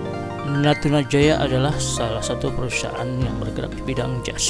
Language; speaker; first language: Indonesian; native; Indonesian